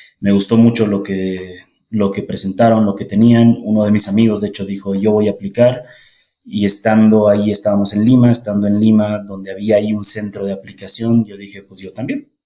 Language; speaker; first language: Spanish; native; Spanish